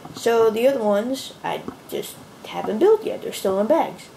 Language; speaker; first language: English; native; English